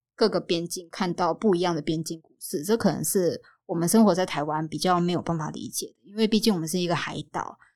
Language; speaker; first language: Chinese; native; Chinese